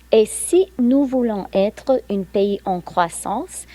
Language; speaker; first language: French; non-native, fluent; English